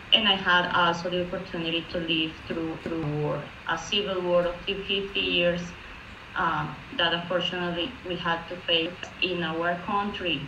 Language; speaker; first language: English; non-native, fluent; Spanish